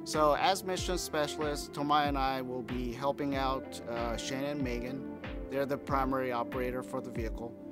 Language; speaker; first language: English; non-native, fluent; Japanese